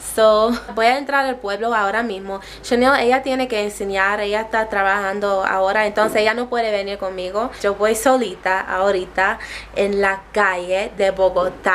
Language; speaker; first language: Spanish; non-native, learner; English